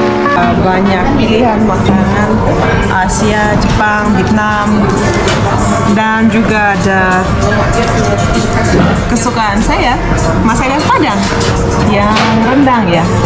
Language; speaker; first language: Indonesian; non-native, fluent; Russian